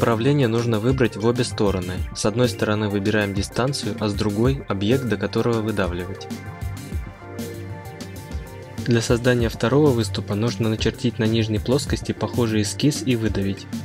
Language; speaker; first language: Russian; native; Russian